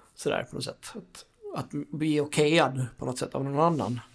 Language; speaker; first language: Swedish; native; Swedish